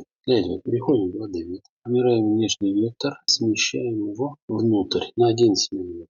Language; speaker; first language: Russian; native; Russian